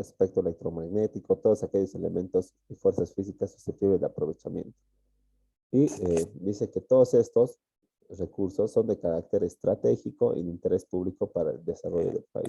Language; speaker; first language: Spanish; native; Spanish